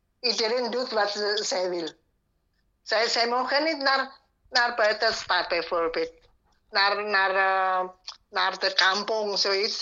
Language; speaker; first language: Dutch; non-native, learner; Indonesian